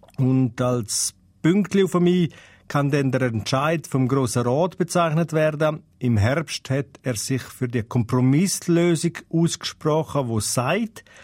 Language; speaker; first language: German; non-native, local second language; Romansh